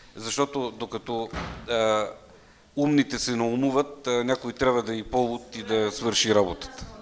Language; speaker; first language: Bulgarian; native; Bulgarian